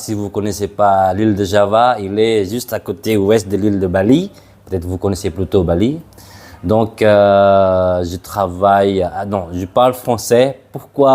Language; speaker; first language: French; non-native, fluent; Madurese